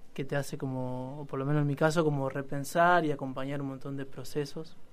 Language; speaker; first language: Spanish; native; Spanish